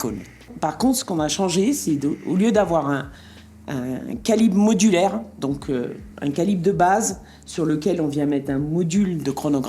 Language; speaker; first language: French; native; French